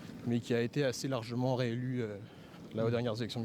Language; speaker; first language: French; native; French